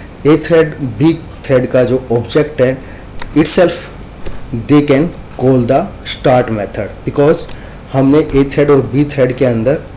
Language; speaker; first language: Hindi; native; Hindi